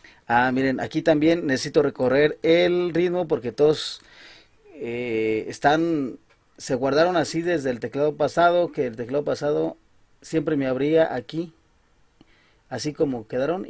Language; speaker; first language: Spanish; native; Spanish